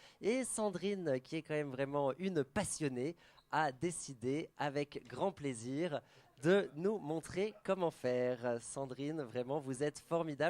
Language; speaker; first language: French; native; French